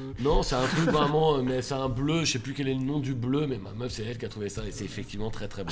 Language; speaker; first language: French; native; French